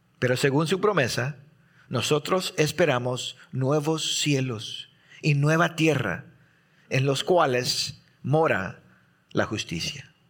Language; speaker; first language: Spanish; early bilingual, heritage; Spanish